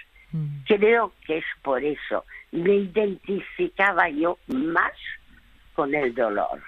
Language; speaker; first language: Spanish; early bilingual, other home language; French